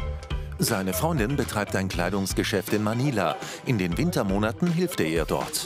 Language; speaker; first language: German; native; German